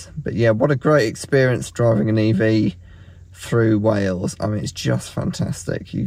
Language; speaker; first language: English; native; English